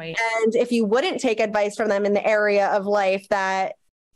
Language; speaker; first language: English; native; English